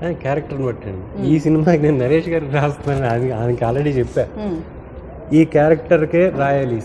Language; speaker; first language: Telugu; native; Telugu